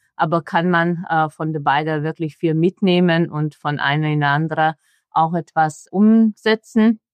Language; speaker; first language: German; non-native, fluent; Hungarian